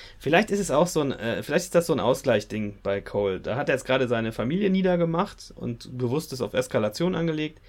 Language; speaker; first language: German; native; German